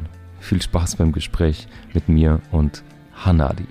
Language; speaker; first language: German; native; German